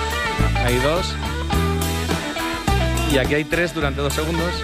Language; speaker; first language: Spanish; native; Spanish